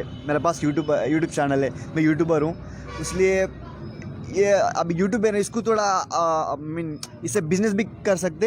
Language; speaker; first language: Hindi; non-native, local second language; Telugu